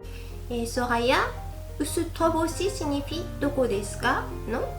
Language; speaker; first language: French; non-native, fluent; Japanese